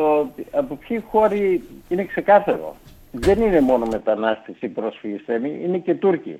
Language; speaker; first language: Greek; native; Greek